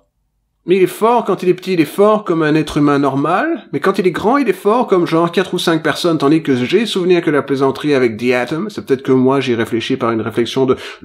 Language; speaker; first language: French; native; French